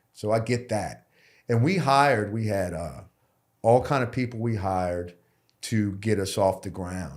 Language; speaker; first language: English; native; English